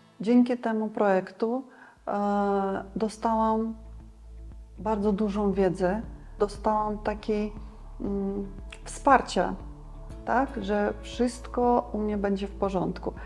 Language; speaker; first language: Polish; non-native, fluent; Ukrainian